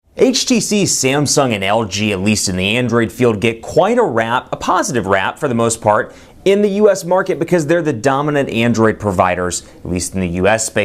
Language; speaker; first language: English; native; English